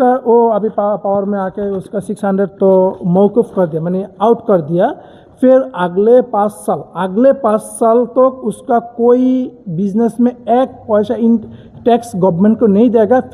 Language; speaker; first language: Hindi; non-native, learner; Bangla